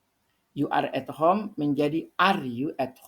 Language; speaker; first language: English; non-native, fluent; Indonesian